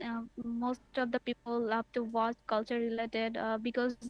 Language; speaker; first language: English; non-native, learner; Bangla